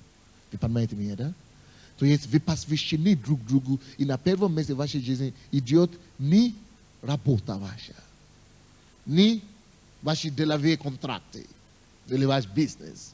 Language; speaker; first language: Russian; non-native, fluent; Yoruba